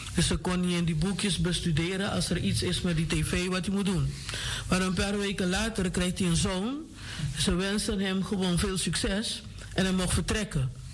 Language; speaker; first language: Dutch; non-native, local second language; Papiamento